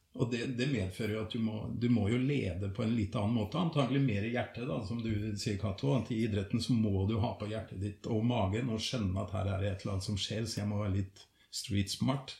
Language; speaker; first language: Norwegian; native; Norwegian